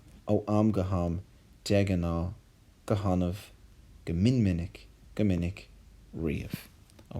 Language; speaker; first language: Irish; non-native, local second language; English